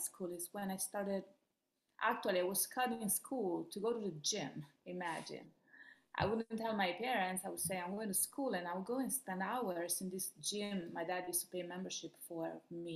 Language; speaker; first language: English; non-native, fluent; Italian